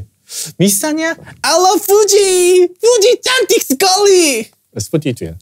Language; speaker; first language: Indonesian; non-native, fluent; Korean